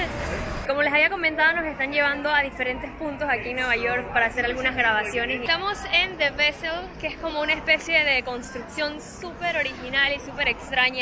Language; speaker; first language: Spanish; native; Spanish